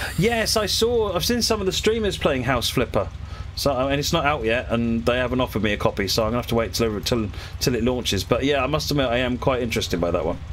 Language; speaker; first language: English; native; English